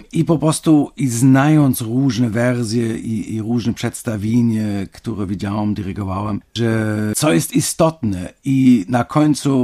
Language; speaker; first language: Polish; non-native, fluent; German